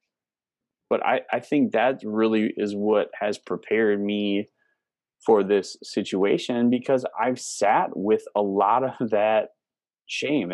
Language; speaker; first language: English; native; English